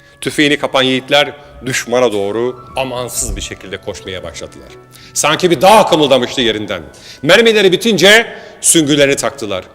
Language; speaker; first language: Turkish; native; Turkish